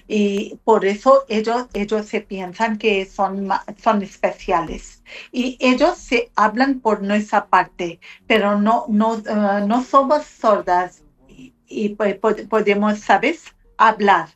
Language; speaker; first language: Spanish; non-native, learner; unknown